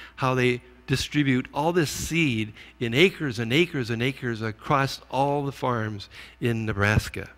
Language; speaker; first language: English; native; English